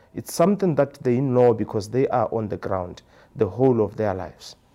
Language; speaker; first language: English; non-native, local second language; Tswana